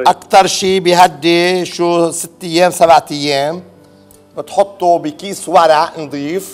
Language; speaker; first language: Arabic; native; Arabic